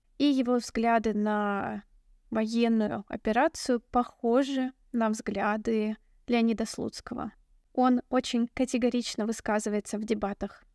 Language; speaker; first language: Russian; native; Russian